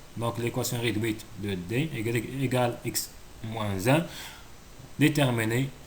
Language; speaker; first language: French; non-native, local second language; Arabic